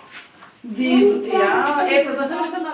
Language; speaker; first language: Bosnian; native; Bosnian